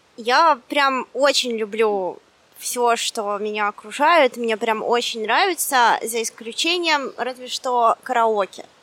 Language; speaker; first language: Russian; native; Russian